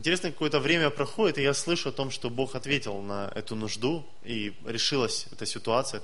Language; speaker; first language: Russian; native; Russian